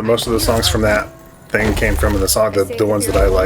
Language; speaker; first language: English; native; English